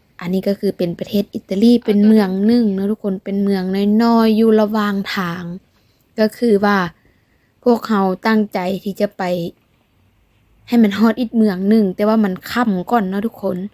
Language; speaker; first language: Thai; non-native, local second language; Northeastern Thai